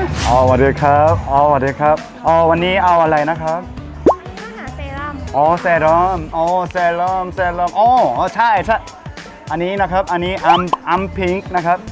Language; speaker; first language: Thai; non-native, learner; Korean